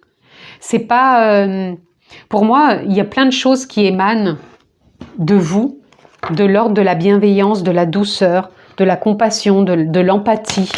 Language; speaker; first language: French; native; French